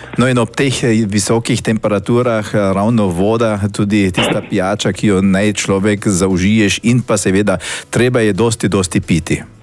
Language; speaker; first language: Slovenian; native; Slovenian